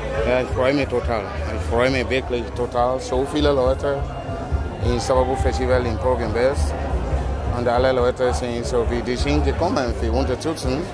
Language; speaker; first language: German; non-native, learner; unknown